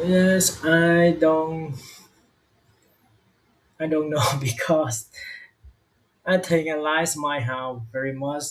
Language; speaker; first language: English; non-native, learner; Vietnamese